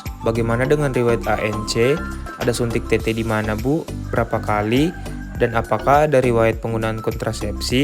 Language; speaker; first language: Indonesian; native; Indonesian